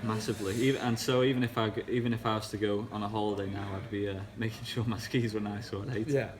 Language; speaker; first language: English; native; English